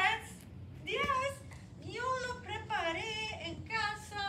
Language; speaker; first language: Spanish; non-native, fluent; English